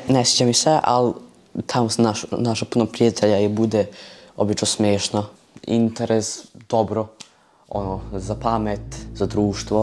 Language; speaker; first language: Serbian; early bilingual, heritage; Serbian